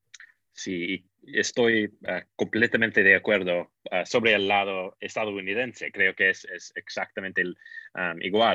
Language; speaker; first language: Spanish; non-native, fluent; English